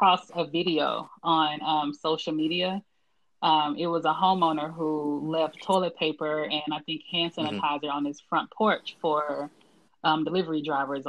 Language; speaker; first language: English; native; English